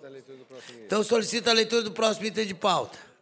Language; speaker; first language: Portuguese; native; Portuguese